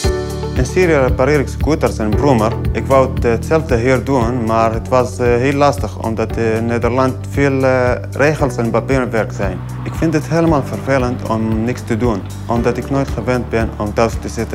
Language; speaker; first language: Dutch; non-native, learner; Arabic